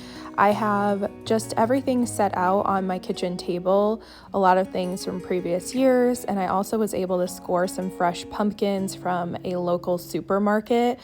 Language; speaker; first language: English; native; English